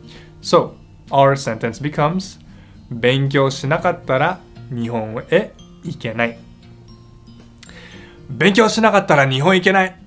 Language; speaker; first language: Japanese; non-native, fluent; Filipino